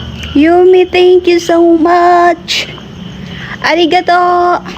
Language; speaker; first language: English; non-native, learner; Filipino